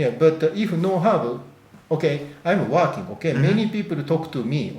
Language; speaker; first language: English; non-native, learner; Japanese